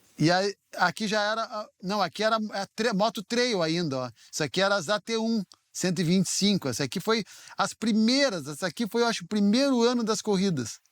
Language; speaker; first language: Portuguese; native; Portuguese